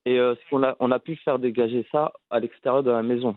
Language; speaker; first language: French; early bilingual, other home language; Arabic